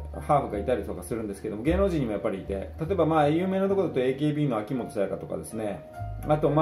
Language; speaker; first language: Japanese; native; Japanese